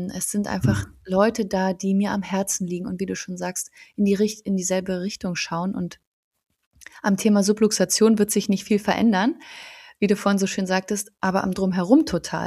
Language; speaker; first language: German; native; German